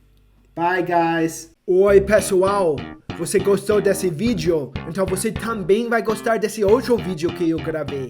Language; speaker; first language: Portuguese; non-native, fluent; English